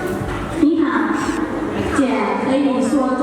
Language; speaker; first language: Chinese; non-native, learner; Lao